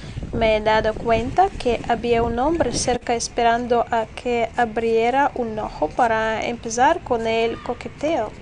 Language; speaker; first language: Spanish; non-native, fluent; Russian